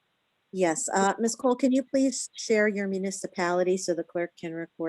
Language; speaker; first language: English; native; English